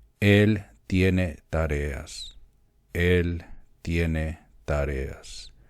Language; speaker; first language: Spanish; early bilingual, heritage; Spanish